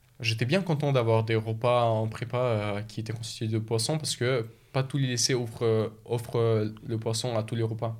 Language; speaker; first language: French; early bilingual, other home language; Russian